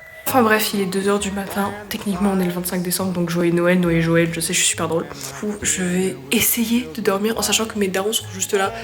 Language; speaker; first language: French; native; French